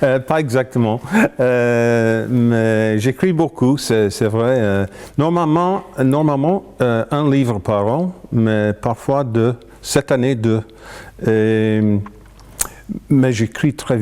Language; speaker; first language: French; non-native, fluent; English